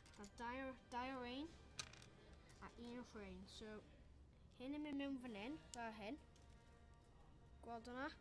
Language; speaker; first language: Welsh; non-native, local second language; English